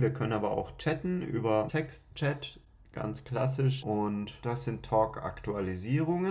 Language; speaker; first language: German; native; German